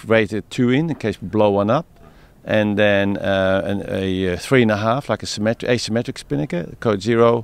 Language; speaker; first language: English; native; English